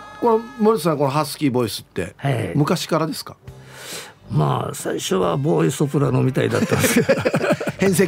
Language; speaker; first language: Japanese; native; Japanese